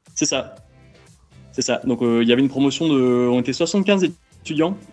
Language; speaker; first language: French; native; French